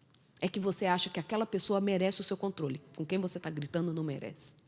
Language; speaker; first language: Portuguese; native; Portuguese